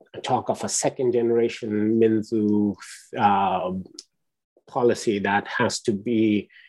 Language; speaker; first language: English; non-native, local second language; Urdu